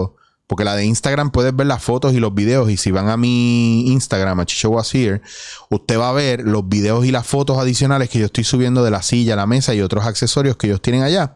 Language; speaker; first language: Spanish; native; Spanish